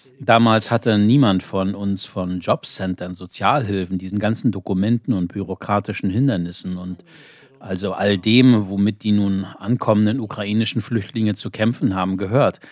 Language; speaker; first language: German; non-native, fluent; Ukrainian